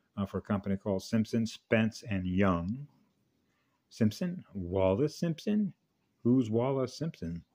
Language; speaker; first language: English; native; English